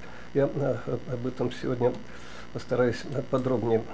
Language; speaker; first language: Russian; native; Russian